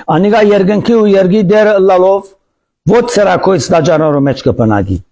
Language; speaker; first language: Armenian; early bilingual, heritage; Armenian